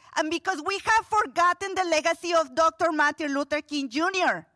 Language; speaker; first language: English; non-native, fluent; Spanish